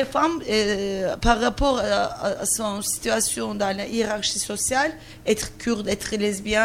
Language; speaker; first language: French; non-native, learner; Turkish